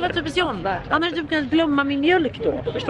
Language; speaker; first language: Swedish; native; Swedish